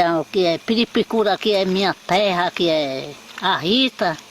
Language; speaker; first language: Portuguese; non-native, local second language; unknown